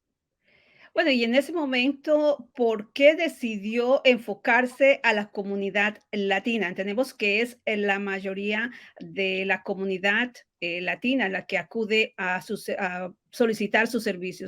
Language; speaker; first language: Spanish; native; Spanish